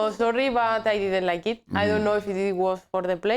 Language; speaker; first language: English; non-native, learner; Spanish